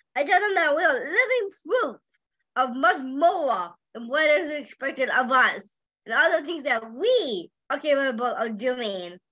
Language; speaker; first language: English; native; English